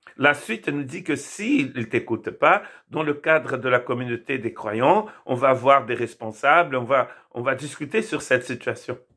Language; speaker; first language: French; non-native, fluent; Portuguese